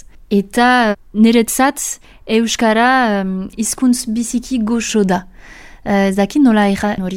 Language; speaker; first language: Basque; non-native, local second language; French